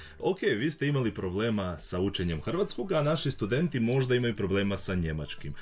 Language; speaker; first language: Croatian; native; Croatian